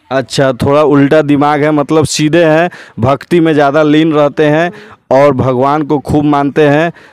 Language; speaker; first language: Hindi; native; Hindi